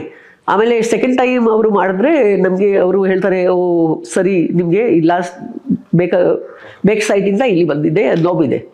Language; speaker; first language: Kannada; non-native, local second language; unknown